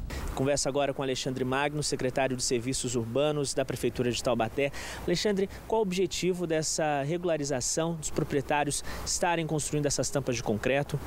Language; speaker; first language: Portuguese; native; Portuguese